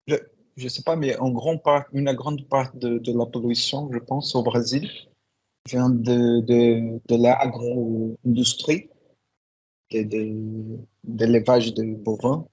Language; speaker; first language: French; non-native, fluent; Portuguese